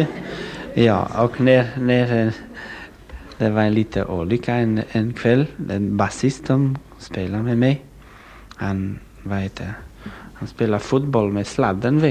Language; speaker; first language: Swedish; non-native, learner; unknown